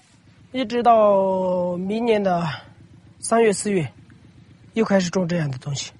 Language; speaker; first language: Chinese; non-native, local second language; Tibetan